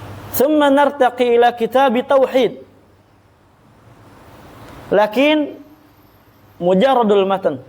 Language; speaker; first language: Arabic; non-native, fluent; Indonesian